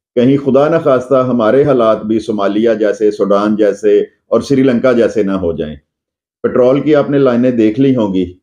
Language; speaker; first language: Urdu; non-native, local second language; Punjabi